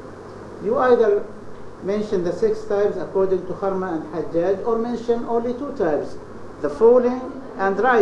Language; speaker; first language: English; non-native, fluent; Arabic